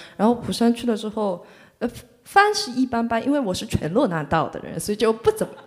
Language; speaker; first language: Chinese; non-native, fluent; Korean